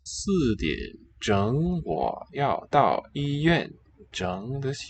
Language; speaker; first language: Chinese; non-native, learner; English